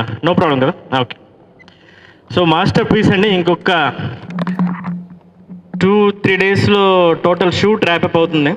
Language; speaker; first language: Telugu; native; Telugu